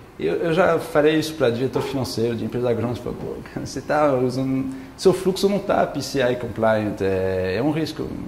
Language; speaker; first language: Portuguese; non-native, fluent; French